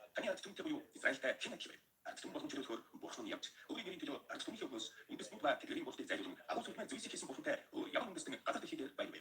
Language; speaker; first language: Mongolian; native; Mongolian